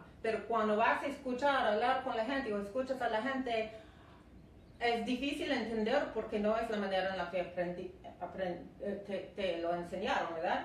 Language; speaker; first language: Spanish; non-native, fluent; English